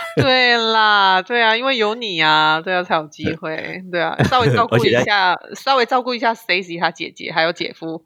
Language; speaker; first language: Chinese; native; Chinese